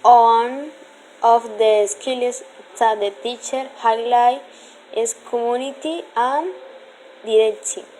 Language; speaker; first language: English; non-native, learner; Spanish